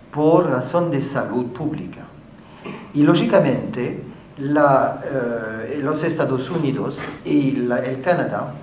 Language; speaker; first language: Spanish; non-native, fluent; French